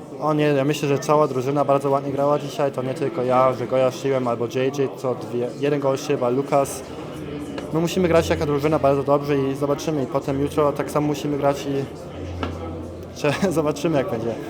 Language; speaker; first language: Polish; early bilingual, heritage; German